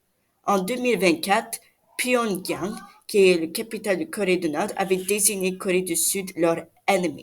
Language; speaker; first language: French; non-native, learner; English